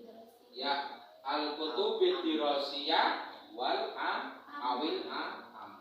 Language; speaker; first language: Arabic; non-native, fluent; Indonesian